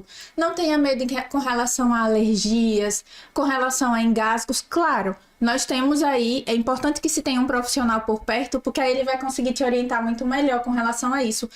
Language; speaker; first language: Portuguese; native; Portuguese